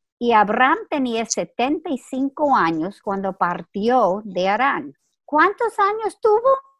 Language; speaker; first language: Spanish; native; Spanish